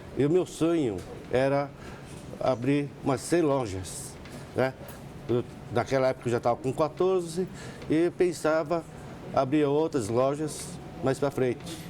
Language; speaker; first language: Portuguese; early bilingual, other home language; Japanese